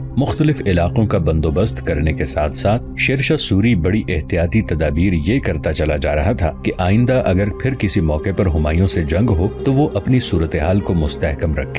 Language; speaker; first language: Urdu; native; Urdu